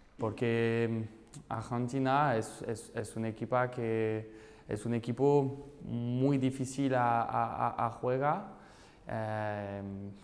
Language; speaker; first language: Spanish; non-native, learner; French